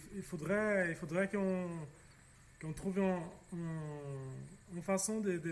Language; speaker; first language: French; non-native, fluent; Portuguese